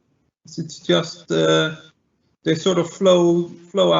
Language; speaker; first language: English; non-native, fluent; Dutch